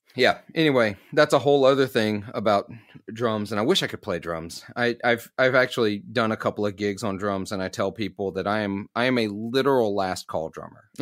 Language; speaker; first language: English; native; English